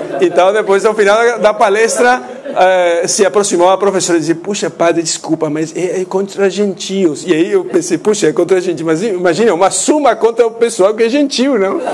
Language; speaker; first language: Portuguese; non-native, fluent; Spanish